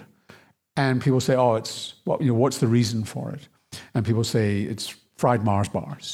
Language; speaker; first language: English; native; English